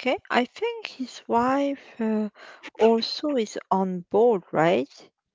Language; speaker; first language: English; non-native, fluent; French